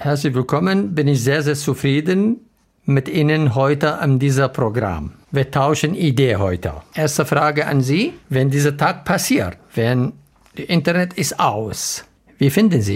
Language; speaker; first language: German; non-native, learner; Arabic